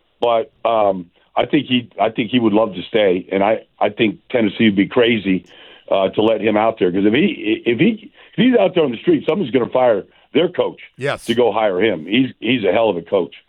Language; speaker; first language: English; native; English